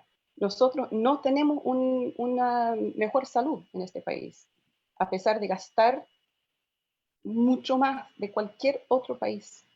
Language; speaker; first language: Spanish; non-native, fluent; English